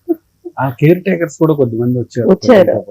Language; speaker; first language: Telugu; native; Telugu